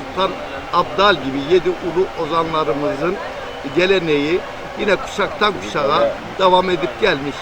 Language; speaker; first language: Turkish; non-native, local second language; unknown